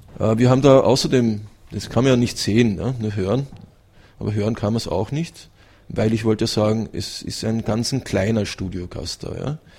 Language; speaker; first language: German; native; German